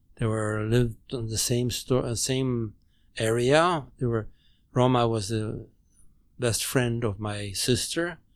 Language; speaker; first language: English; non-native, fluent; German